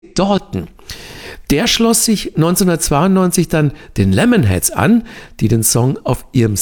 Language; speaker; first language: German; native; German